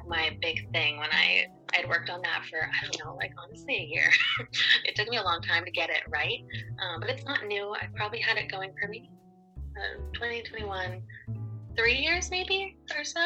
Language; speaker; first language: English; native; English